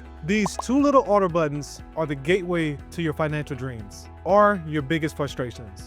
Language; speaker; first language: English; native; English